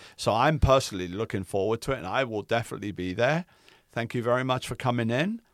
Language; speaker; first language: English; non-native, fluent; Portuguese